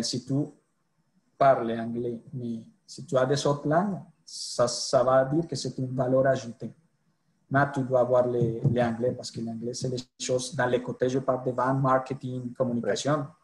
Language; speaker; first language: French; non-native, fluent; Spanish